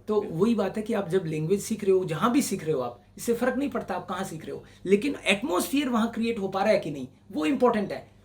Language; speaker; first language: Hindi; non-native, local second language; Marwari